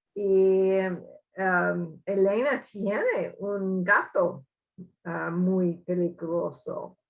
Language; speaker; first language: Spanish; non-native, learner; English